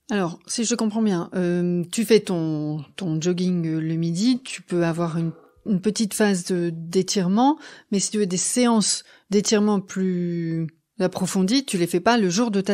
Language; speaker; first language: French; native; French